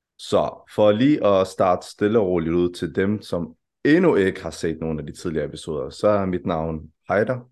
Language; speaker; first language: Danish; early bilingual, other home language; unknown